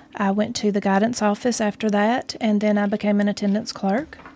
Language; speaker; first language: English; native; English